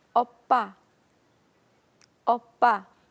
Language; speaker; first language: Korean; non-native, learner; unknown